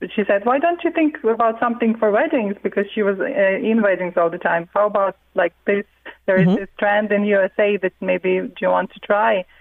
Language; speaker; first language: English; non-native, fluent; Russian